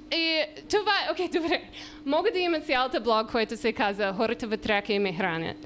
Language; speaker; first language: Bulgarian; non-native, learner; English